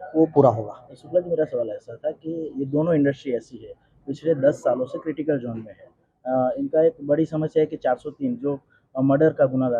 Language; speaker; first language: Hindi; native; Hindi